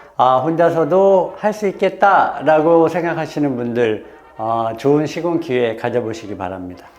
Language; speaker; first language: Korean; native; Korean